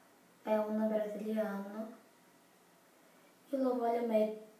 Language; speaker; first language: Italian; non-native, fluent; Portuguese